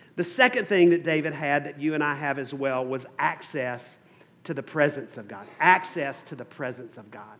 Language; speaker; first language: English; native; English